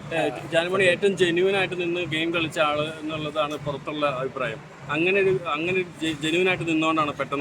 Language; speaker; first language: Malayalam; native; Malayalam